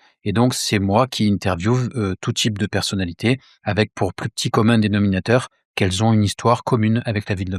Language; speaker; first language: French; native; French